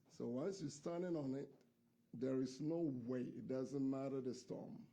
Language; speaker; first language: English; non-native, fluent; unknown